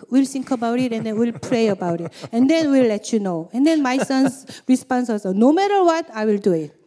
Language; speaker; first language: English; non-native, learner; Korean